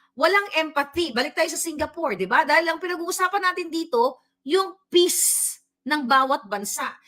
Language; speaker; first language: Filipino; non-native, local second language; Cebuano